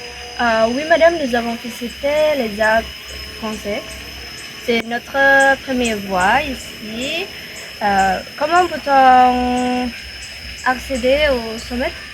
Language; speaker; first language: French; non-native, learner; Indonesian